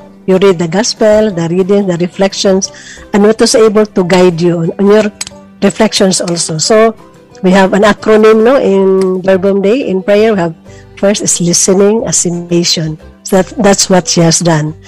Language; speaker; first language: English; non-native, local second language; Cebuano